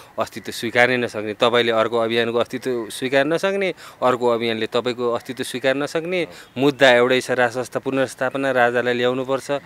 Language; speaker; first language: Nepali; native; Nepali